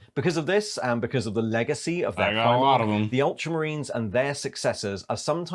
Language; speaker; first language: English; native; English